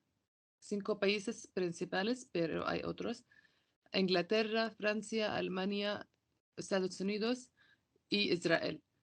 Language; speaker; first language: Spanish; non-native, local second language; Arabic